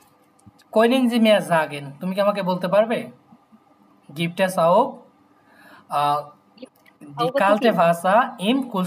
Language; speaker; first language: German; non-native, fluent; Bangla